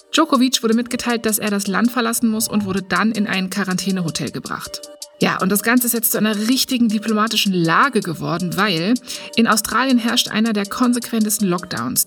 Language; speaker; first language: German; native; German